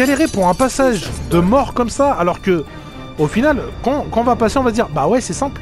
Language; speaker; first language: French; native; French